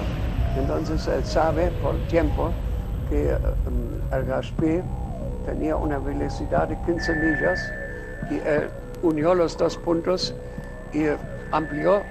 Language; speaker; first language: Spanish; non-native, fluent; German